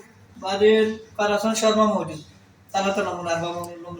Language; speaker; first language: Arabic; non-native, learner; Bangla